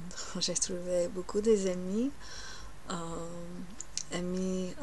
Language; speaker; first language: French; non-native, learner; English